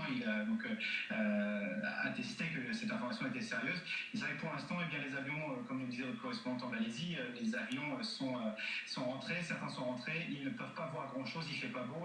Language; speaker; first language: French; native; French